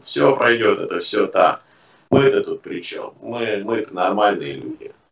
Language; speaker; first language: Russian; native; Russian